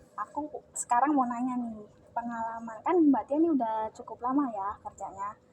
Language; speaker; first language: Indonesian; native; Indonesian